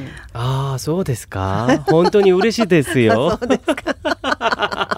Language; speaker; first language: Japanese; non-native, learner; Korean